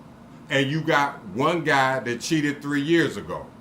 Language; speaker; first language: English; native; English